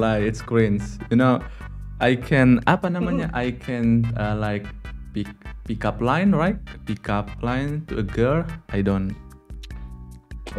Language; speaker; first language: English; non-native, learner; Indonesian